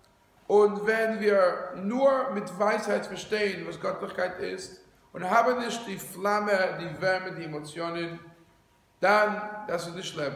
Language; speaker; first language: German; non-native, fluent; English